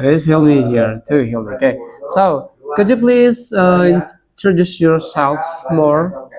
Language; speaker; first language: English; non-native, learner; Indonesian